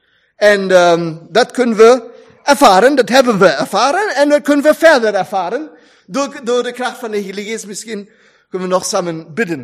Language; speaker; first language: Dutch; non-native, fluent; German